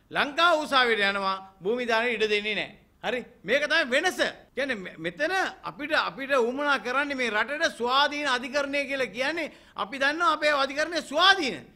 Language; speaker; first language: Sinhala; non-native, local second language; Tamil